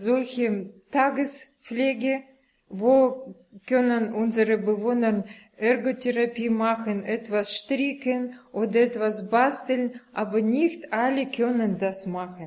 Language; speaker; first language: German; non-native, learner; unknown